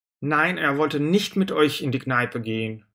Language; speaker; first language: German; non-native, fluent; Russian